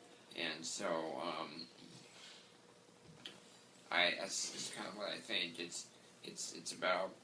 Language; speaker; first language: English; native; English